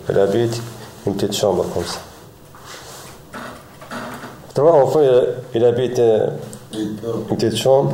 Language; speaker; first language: French; non-native, learner; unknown